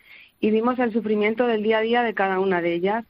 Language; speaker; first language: Spanish; native; Spanish